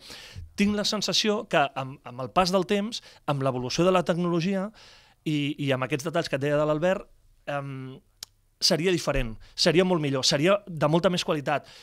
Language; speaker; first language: Catalan; native; Catalan